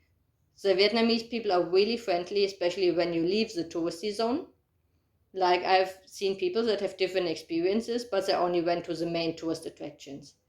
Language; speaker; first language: English; non-native, fluent; German